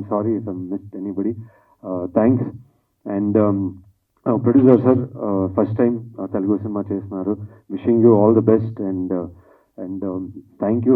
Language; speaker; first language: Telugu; non-native, learner; Kannada